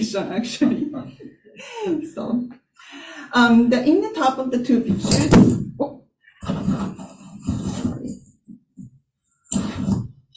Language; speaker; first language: English; non-native, fluent; Japanese